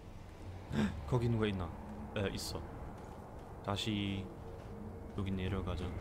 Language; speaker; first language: Korean; non-native, fluent; German